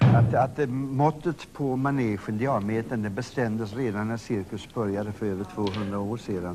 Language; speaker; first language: Swedish; native; Swedish